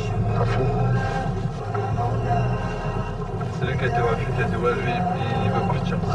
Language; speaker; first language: French; native; French